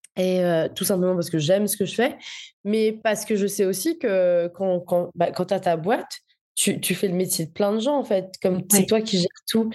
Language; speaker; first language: French; non-native, local second language; Morisyen